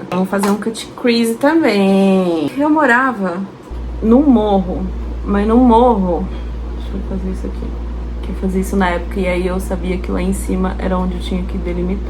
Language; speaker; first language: Portuguese; native; Portuguese